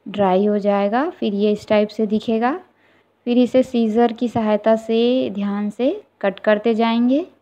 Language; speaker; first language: Hindi; native; Hindi